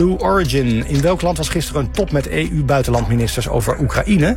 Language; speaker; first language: Dutch; native; Dutch